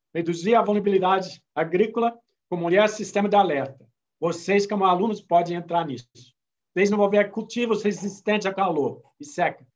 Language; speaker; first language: Portuguese; non-native, fluent; English